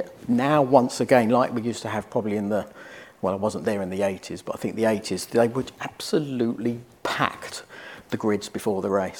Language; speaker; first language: English; native; English